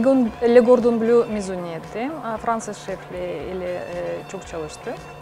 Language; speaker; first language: Turkish; non-native, fluent; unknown